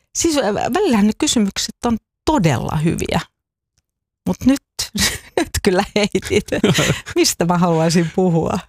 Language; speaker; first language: Finnish; native; Finnish